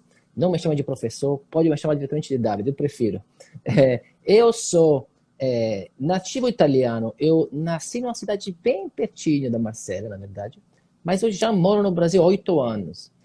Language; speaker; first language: Portuguese; non-native, fluent; Italian